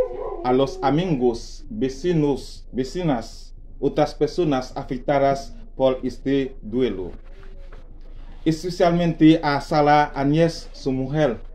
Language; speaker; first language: Spanish; non-native, learner; Haitian Creole